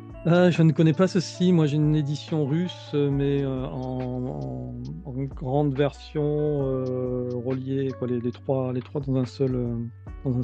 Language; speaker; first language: French; native; French